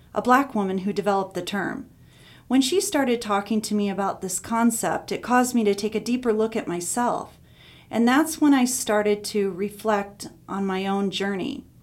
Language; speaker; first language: English; native; English